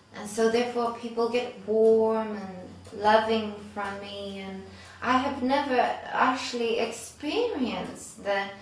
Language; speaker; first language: English; non-native, fluent; Swedish